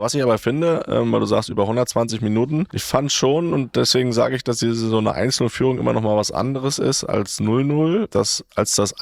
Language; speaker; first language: German; native; German